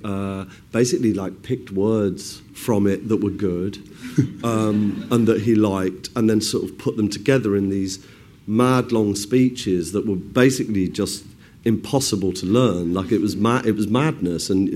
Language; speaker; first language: English; native; English